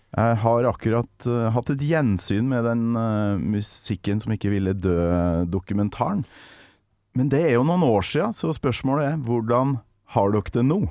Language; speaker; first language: Norwegian; native; Norwegian